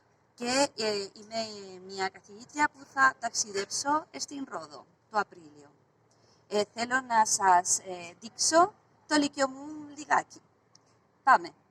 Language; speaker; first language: Greek; non-native, fluent; Spanish